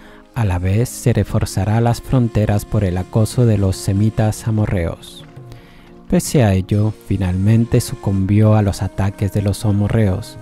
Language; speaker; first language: Spanish; native; Spanish